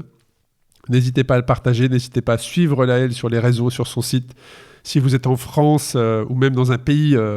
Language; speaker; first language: French; native; French